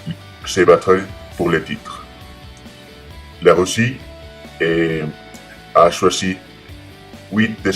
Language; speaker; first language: French; non-native, learner; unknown